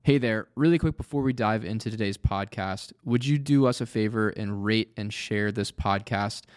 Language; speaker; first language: English; native; English